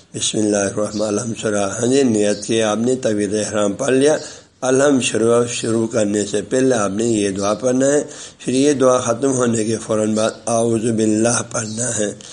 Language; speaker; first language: Urdu; non-native, local second language; Balti